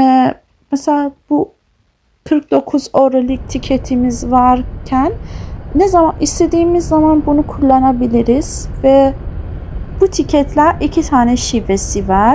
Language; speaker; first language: Turkish; non-native, fluent; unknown